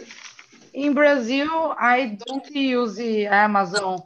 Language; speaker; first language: English; non-native, learner; Portuguese